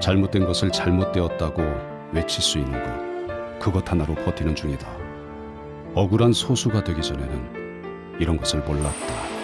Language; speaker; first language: Korean; native; Korean